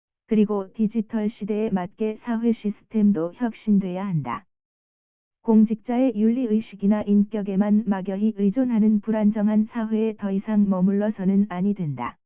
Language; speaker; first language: Korean; native; Korean